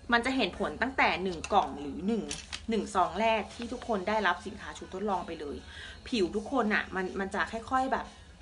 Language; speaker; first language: Thai; native; Thai